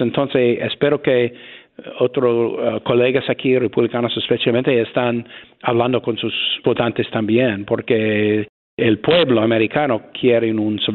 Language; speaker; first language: Spanish; non-native, fluent; English